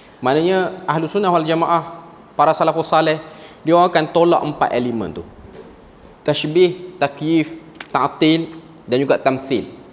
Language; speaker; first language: Malay; native; Malay